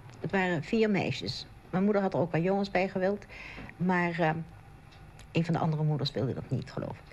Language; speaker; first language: Dutch; native; Dutch